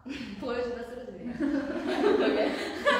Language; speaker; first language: Korean; non-native, fluent; Indonesian